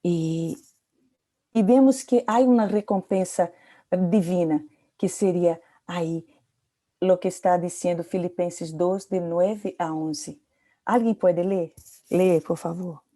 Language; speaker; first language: Portuguese; non-native, learner; Spanish